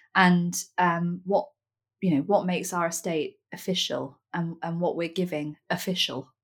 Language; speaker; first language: English; native; English